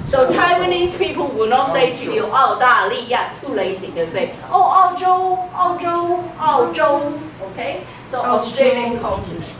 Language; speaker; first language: English; non-native, fluent; Chinese